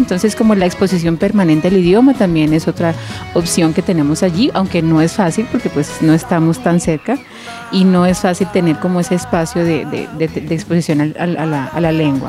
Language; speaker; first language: Spanish; native; Spanish